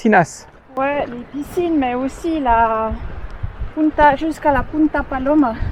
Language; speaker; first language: French; native; French